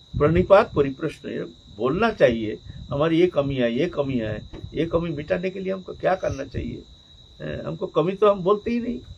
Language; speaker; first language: Hindi; non-native, local second language; Bangla